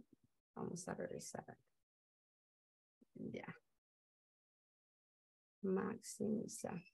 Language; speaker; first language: Spanish; native; Spanish